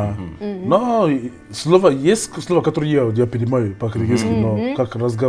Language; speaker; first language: Russian; non-native, learner; English